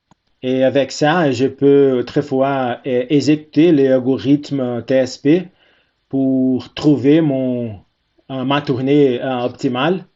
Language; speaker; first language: French; non-native, fluent; Portuguese